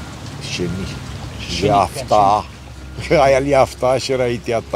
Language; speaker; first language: Hebrew; non-native, learner; Romanian